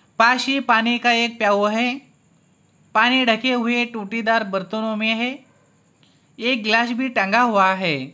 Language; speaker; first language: Hindi; non-native, local second language; Marathi